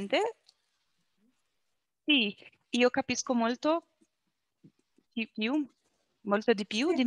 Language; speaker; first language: Italian; non-native, learner; Portuguese